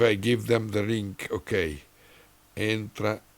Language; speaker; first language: English; non-native, learner; Italian